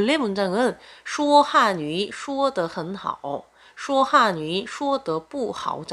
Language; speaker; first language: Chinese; non-native, fluent; Korean